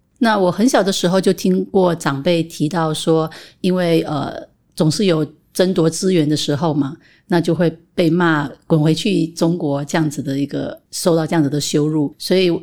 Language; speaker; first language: Chinese; native; Chinese